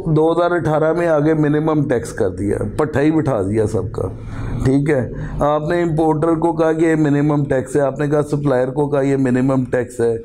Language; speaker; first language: Urdu; native; Urdu